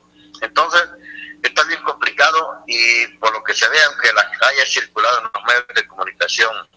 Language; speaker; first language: Spanish; native; Spanish